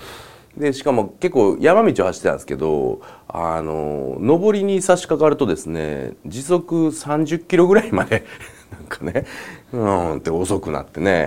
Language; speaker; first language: Japanese; native; Japanese